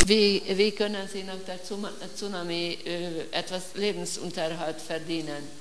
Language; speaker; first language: German; non-native, fluent; Hungarian